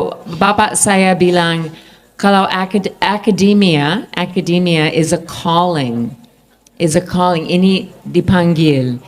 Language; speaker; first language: Indonesian; non-native, fluent; English